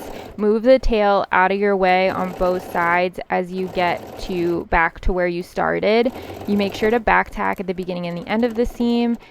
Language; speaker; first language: English; native; English